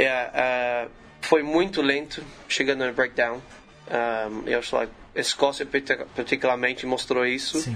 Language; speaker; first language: Portuguese; non-native, learner; English